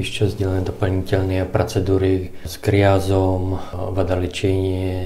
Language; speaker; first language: Russian; non-native, learner; Czech